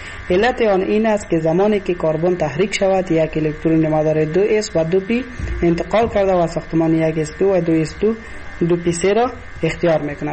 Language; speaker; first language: Persian; native; Persian